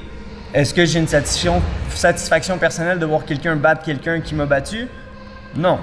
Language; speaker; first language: French; native; French